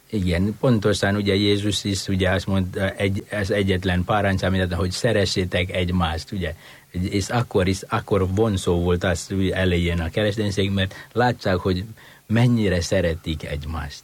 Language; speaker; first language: Hungarian; non-native, fluent; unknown